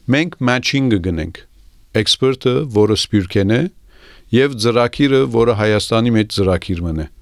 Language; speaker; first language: Armenian; early bilingual, heritage; Armenian